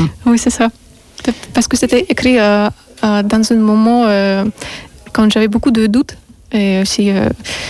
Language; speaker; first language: French; non-native, learner; Russian